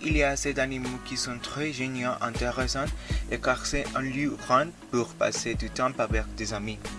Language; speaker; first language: French; non-native, learner; Spanish